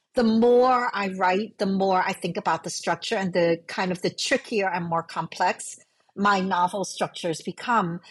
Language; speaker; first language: English; early bilingual, other home language; Cantonese